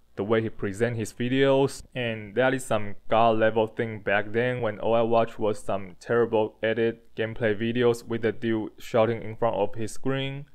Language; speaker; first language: English; non-native, fluent; Chinese